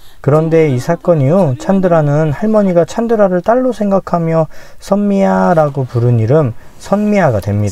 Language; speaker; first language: Korean; native; Korean